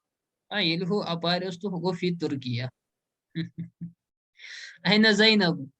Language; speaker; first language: Arabic; non-native, fluent; Urdu